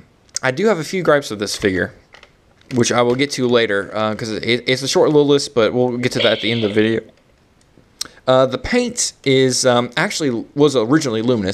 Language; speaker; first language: English; native; English